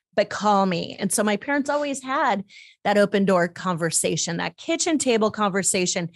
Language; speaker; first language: English; native; English